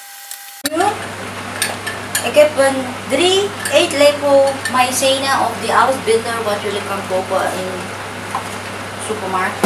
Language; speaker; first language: Dutch; non-native, fluent; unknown